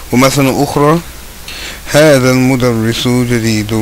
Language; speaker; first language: Arabic; non-native, fluent; English